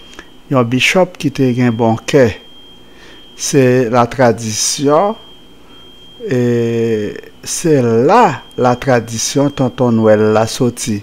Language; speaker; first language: French; non-native, local second language; Haitian Creole